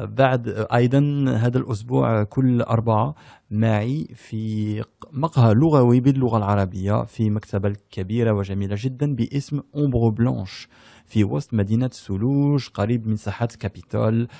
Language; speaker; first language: Arabic; early bilingual, heritage; French